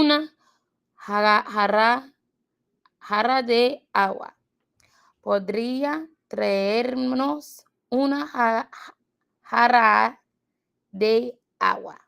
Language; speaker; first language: Spanish; non-native, learner; English